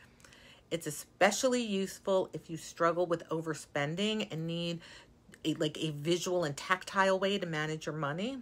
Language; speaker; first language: English; native; English